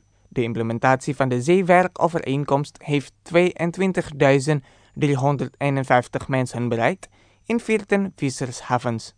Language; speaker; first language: Dutch; non-native, fluent; Indonesian